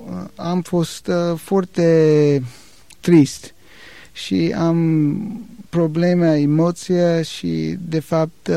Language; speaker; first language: Romanian; non-native, learner; English